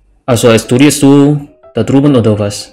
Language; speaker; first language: German; non-native, learner; Indonesian